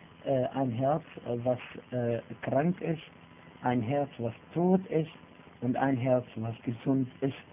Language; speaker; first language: German; non-native, fluent; Arabic